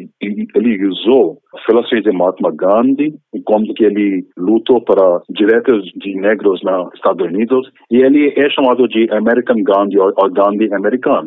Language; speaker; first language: Portuguese; non-native, fluent; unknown